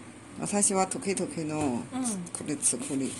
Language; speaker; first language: Japanese; non-native, learner; Chinese